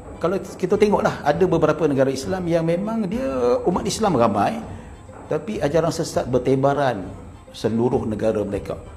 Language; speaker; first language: Malay; native; Malay